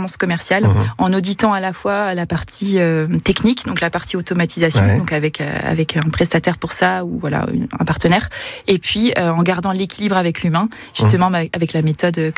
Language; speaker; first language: French; native; French